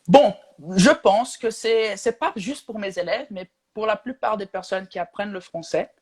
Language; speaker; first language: French; non-native, fluent; Portuguese